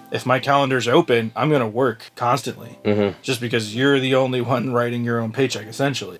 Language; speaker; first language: English; native; English